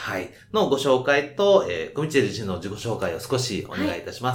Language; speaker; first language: Japanese; native; Japanese